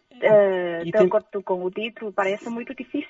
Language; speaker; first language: Portuguese; non-native, fluent; Chinese